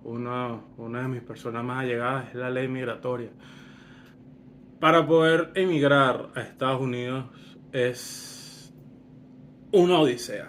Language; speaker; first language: Spanish; early bilingual, other home language; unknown